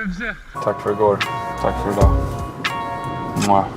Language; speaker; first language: Swedish; native; Swedish